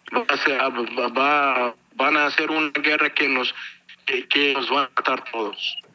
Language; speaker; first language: Spanish; non-native, learner; Arabic